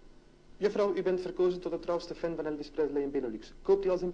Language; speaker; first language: Dutch; native; Dutch